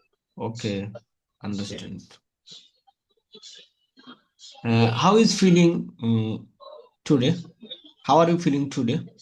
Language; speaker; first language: English; non-native, fluent; Bangla